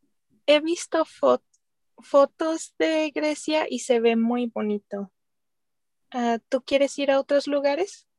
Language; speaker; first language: Spanish; early bilingual, heritage; Spanish